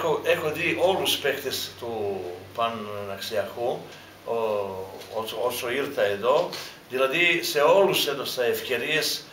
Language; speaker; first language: Greek; non-native, fluent; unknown